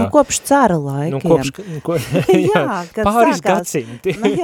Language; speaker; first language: Latvian; native; Latvian